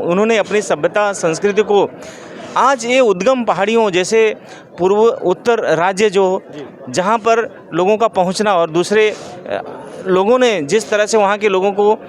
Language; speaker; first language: Hindi; native; Hindi